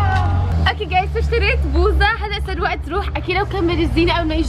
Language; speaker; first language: Arabic; native; Arabic